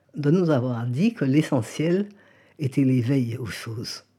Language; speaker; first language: French; native; French